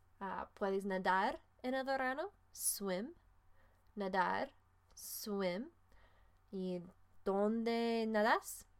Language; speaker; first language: Spanish; non-native, fluent; English